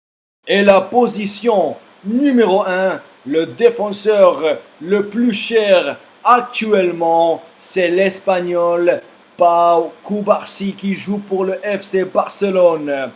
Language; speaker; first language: French; non-native, fluent; Spanish